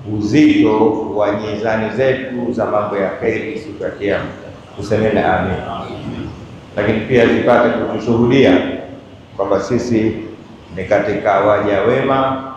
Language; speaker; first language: Swahili; native; Swahili